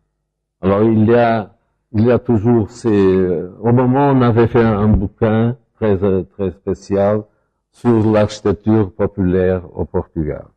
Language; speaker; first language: French; non-native, fluent; Portuguese